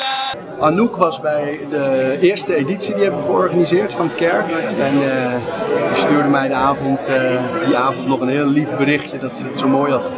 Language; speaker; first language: Dutch; native; Dutch